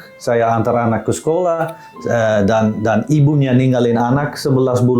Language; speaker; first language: Indonesian; non-native, fluent; Dutch